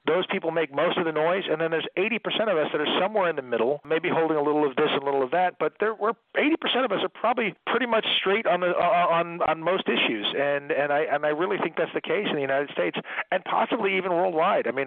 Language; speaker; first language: English; native; English